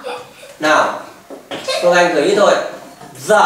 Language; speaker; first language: Vietnamese; native; Vietnamese